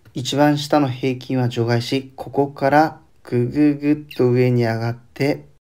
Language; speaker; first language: Japanese; native; Japanese